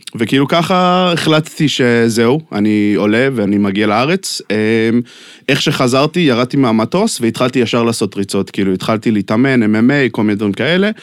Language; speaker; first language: Hebrew; non-native, fluent; English